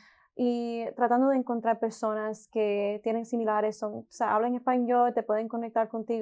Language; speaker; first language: Spanish; early bilingual, heritage; Spanish